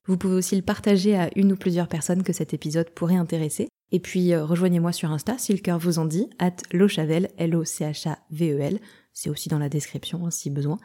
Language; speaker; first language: French; native; French